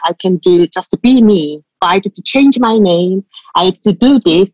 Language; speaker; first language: English; non-native, fluent; Korean